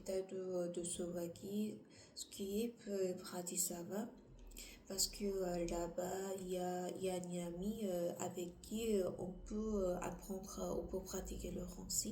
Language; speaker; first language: French; non-native, learner; Korean